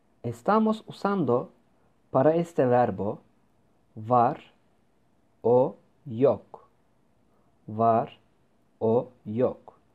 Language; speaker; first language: Spanish; non-native, learner; Turkish